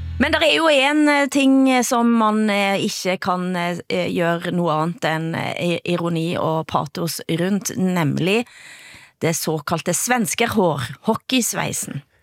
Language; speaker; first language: Norwegian; native; Norwegian